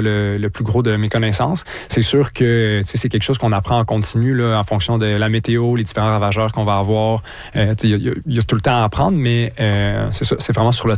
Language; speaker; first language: French; native; French